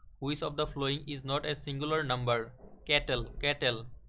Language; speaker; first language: English; non-native, local second language; Bangla